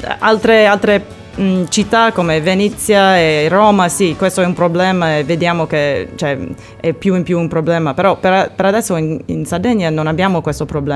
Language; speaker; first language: Italian; non-native, learner; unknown